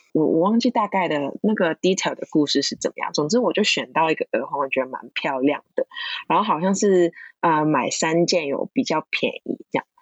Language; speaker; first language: Chinese; non-native, local second language; Cantonese